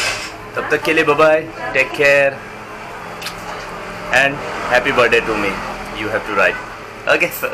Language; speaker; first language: English; non-native, learner; Hindi